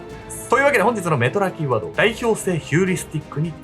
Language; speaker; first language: Japanese; native; Japanese